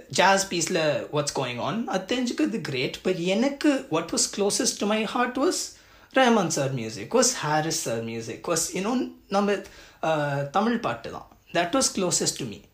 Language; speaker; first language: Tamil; early bilingual, heritage; Tamil